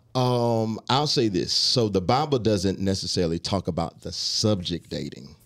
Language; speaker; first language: English; native; English